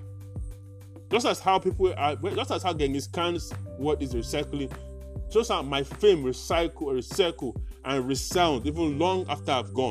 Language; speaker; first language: English; non-native, local second language; Yoruba